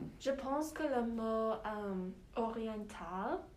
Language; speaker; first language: French; non-native, learner; English